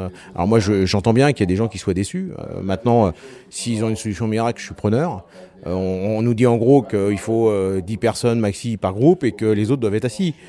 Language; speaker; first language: French; native; French